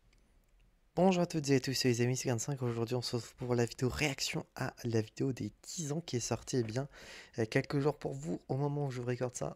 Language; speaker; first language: French; native; French